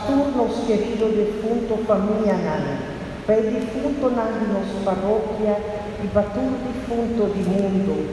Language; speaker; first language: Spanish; non-native, local second language; Papiamento